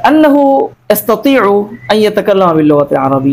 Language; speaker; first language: Arabic; non-native, fluent; Bangla